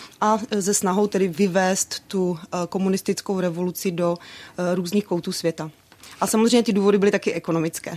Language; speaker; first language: Czech; native; Czech